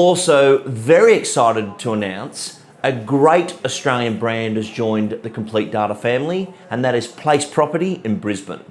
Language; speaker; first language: English; native; English